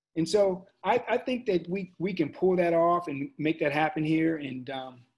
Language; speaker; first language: English; native; English